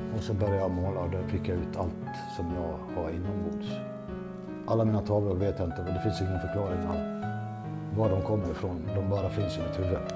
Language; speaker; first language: Swedish; early bilingual, other home language; Portuguese